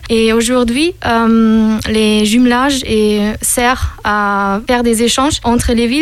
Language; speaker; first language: French; non-native, fluent; German